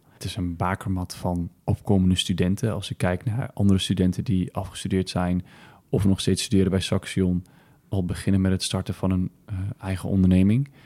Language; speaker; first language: Dutch; early bilingual, other home language; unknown